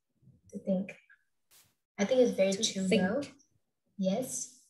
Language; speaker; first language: English; non-native, fluent; Vietnamese